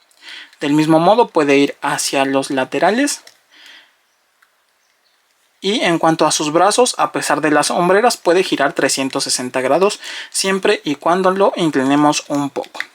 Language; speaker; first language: Spanish; native; Spanish